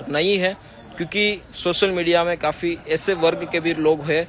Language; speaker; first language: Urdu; non-native, local second language; Gujarati